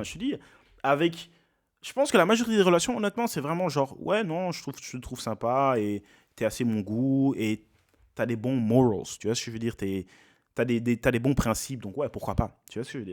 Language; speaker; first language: French; native; French